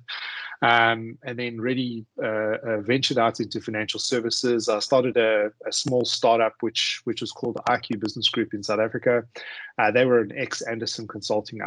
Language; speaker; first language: English; native; English